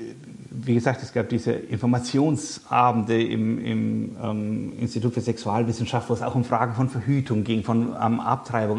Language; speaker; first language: German; native; German